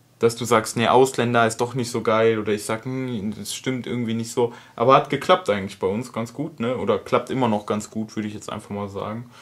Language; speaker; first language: German; native; German